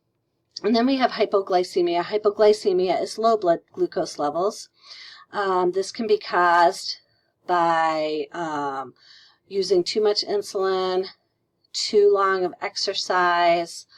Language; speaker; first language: English; native; English